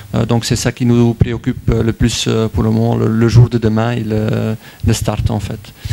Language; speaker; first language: French; non-native, local second language; Dutch